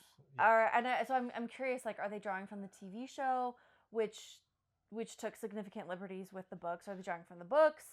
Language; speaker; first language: English; native; English